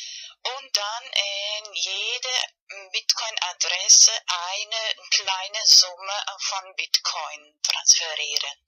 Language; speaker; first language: German; non-native, fluent; Spanish